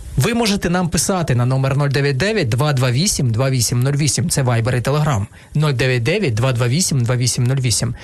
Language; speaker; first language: Ukrainian; non-native, local second language; Russian